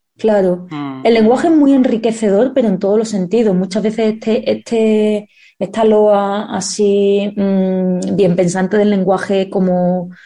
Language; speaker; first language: Spanish; native; Spanish